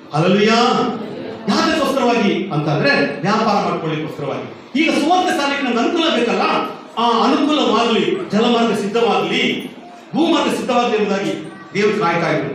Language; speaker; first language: Kannada; non-native, local second language; Tamil